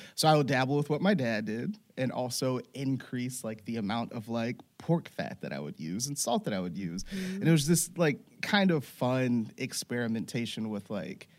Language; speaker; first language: English; native; English